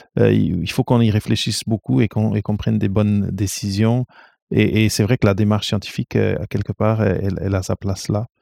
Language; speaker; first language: French; non-native, fluent; Portuguese